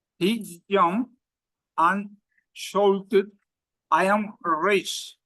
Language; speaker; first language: English; non-native, learner; Spanish